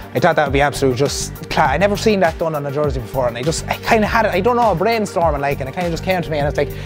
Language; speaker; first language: English; native; English